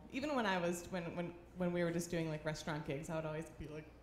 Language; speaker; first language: English; native; English